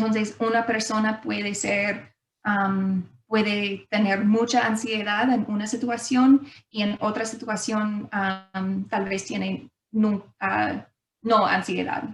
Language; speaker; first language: Spanish; non-native, fluent; English